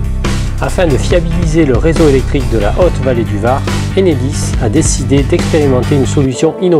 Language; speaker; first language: French; native; French